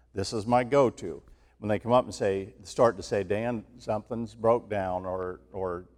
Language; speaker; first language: English; native; English